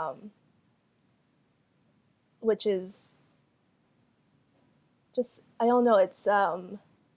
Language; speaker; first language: English; early bilingual, other home language; Cantonese